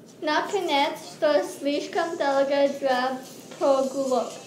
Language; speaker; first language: Russian; non-native, learner; English